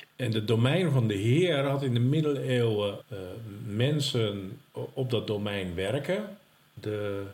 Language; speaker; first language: Dutch; native; Dutch